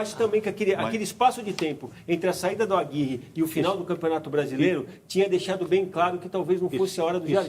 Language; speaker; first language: Portuguese; native; Portuguese